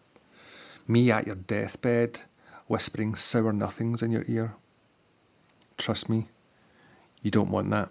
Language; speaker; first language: English; native; English